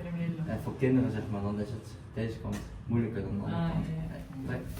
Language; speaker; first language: Dutch; early bilingual, other home language; Vietnamese